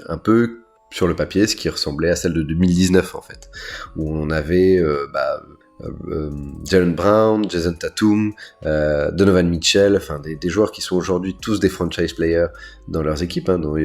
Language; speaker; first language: French; native; French